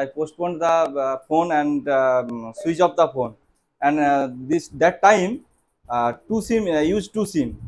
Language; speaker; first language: English; non-native, learner; Bangla